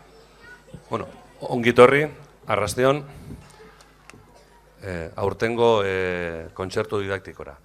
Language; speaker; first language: Basque; native; Basque